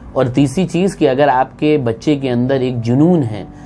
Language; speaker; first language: Hindi; native; Hindi